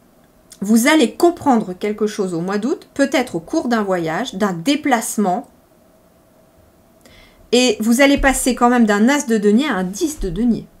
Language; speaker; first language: French; native; French